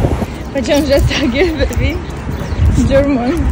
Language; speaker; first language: Persian; non-native, learner; Turkish